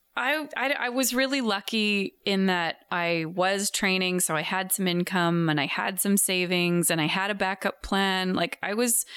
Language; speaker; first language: English; native; English